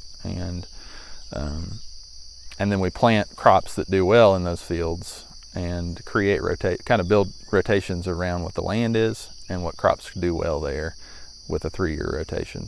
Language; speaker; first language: English; native; English